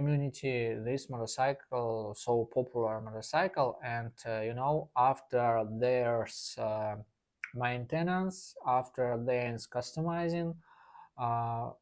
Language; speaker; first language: English; non-native, learner; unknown